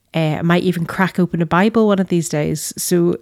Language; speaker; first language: English; native; English